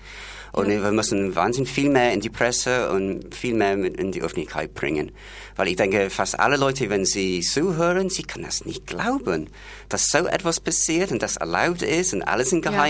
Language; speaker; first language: German; non-native, fluent; English